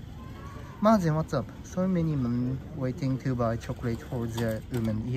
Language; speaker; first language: English; non-native, learner; Japanese